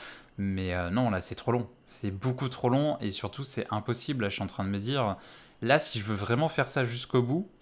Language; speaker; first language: French; native; French